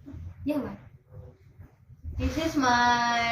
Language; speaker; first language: English; non-native, learner; Indonesian